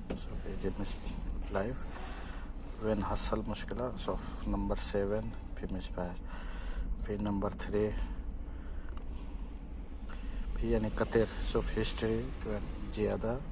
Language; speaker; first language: Arabic; non-native, learner; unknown